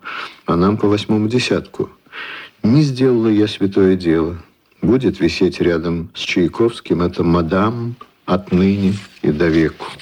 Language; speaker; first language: Russian; native; Russian